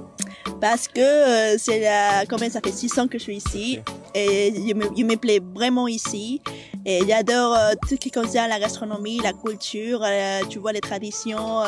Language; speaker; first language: French; non-native, fluent; Spanish